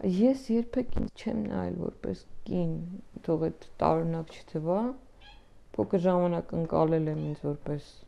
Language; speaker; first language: Armenian; native; Armenian